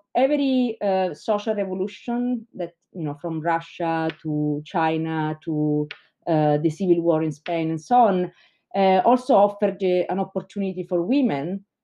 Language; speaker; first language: English; non-native, fluent; Italian